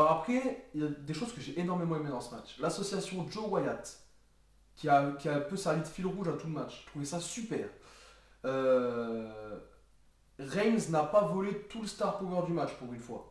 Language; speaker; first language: French; native; French